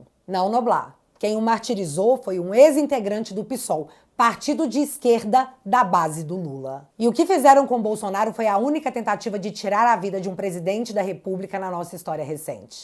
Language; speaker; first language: Portuguese; native; Portuguese